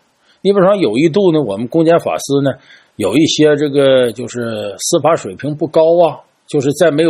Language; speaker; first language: Chinese; native; Chinese